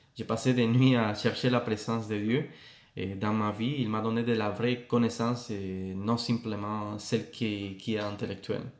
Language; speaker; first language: French; non-native, fluent; Spanish